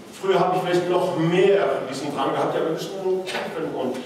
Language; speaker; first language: German; non-native, fluent; Norwegian